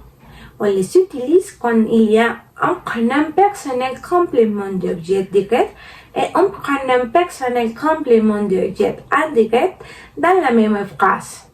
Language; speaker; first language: French; non-native, learner; Spanish